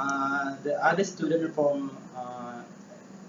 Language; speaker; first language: English; non-native, learner; Malay